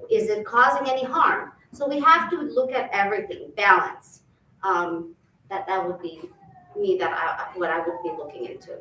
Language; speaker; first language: English; early bilingual, other home language; Albanian